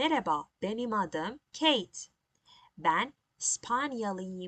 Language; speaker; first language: Turkish; non-native, learner; Persian